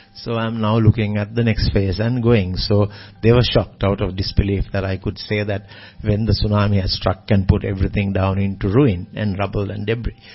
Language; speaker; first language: English; non-native, local second language; Sinhala